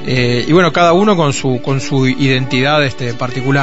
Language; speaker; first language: Spanish; native; Spanish